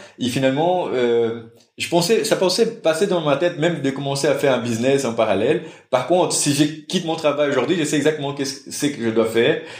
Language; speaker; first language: French; non-native, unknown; Portuguese